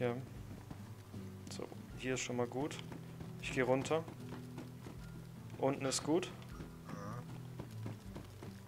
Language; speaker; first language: German; native; German